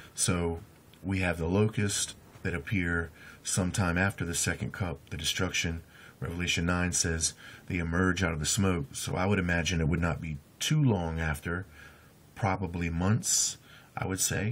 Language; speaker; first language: English; native; English